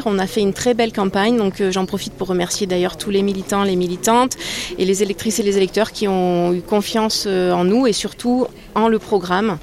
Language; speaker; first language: French; native; French